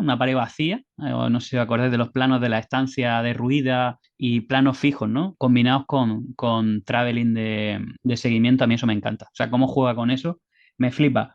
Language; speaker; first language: Spanish; native; Spanish